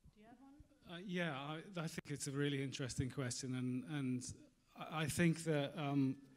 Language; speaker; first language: English; native; English